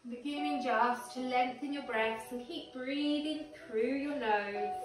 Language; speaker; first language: English; native; English